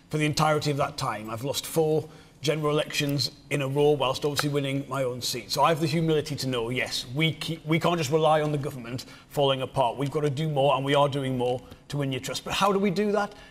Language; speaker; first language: English; native; English